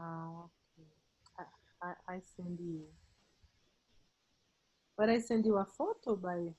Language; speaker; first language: English; non-native, learner; Portuguese